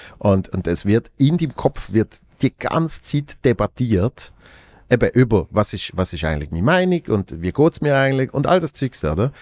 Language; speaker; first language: German; native; German